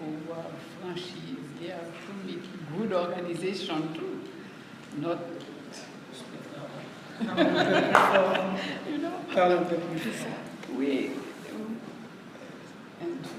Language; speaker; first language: English; non-native, learner; Haitian Creole